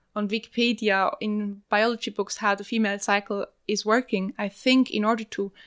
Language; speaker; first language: English; non-native, fluent; German